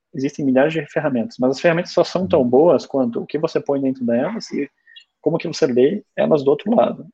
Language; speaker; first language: Portuguese; early bilingual, other home language; German